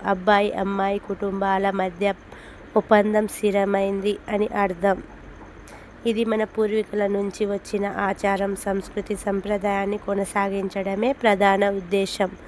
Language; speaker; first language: Telugu; non-native, local second language; Lambadi